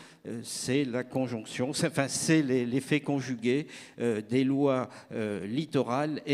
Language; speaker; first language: French; native; French